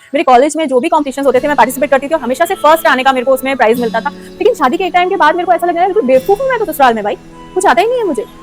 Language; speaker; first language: Hindi; native; Hindi